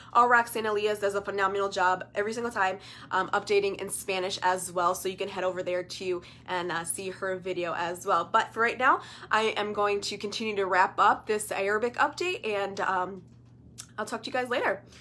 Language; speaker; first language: English; early bilingual, other home language; Arabic